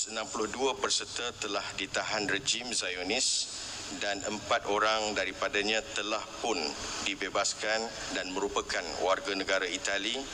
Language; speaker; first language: Malay; native; Malay